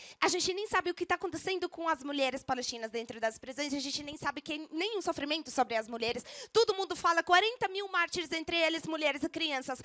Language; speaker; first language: Portuguese; non-native, fluent; Arabic